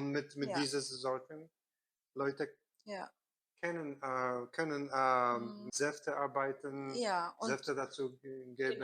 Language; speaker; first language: German; non-native, learner; Korean